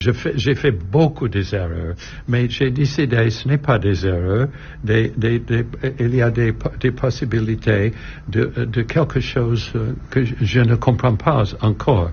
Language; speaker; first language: French; non-native, learner; English